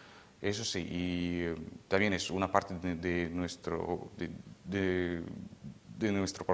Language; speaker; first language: Spanish; non-native, fluent; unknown